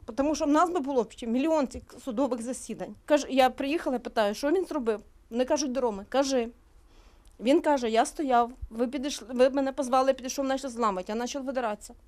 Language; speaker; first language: Ukrainian; native; Ukrainian